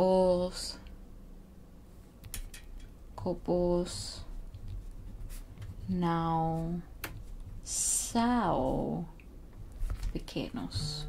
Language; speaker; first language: Portuguese; non-native, learner; English